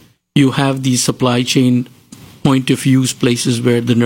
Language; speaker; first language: English; non-native, local second language; Gujarati